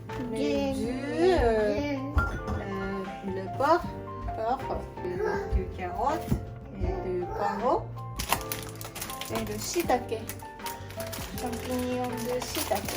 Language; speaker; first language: French; non-native, learner; Japanese